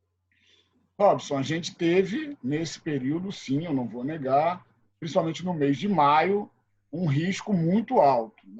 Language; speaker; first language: Portuguese; native; Portuguese